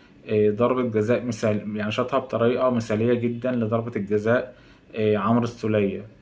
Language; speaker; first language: Arabic; native; Arabic